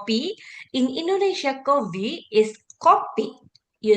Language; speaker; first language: English; non-native, learner; Indonesian